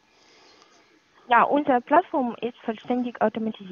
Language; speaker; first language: German; non-native, learner; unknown